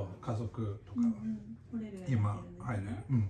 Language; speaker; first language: Japanese; non-native, fluent; Swedish